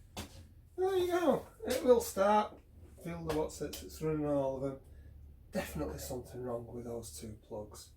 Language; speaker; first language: English; native; English